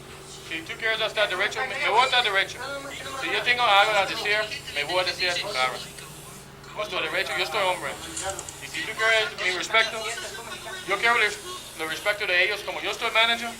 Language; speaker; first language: Spanish; non-native, fluent; English